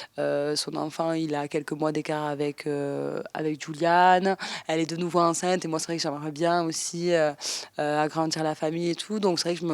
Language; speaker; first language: French; native; French